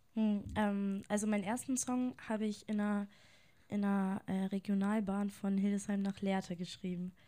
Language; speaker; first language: German; native; German